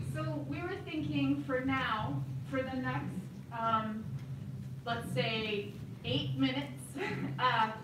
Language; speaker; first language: English; native; English